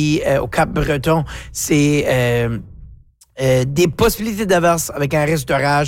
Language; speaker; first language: French; native; French